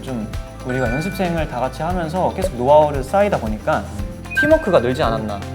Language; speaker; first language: Korean; native; Korean